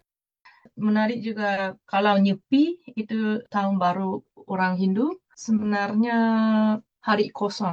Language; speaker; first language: Indonesian; non-native, fluent; Japanese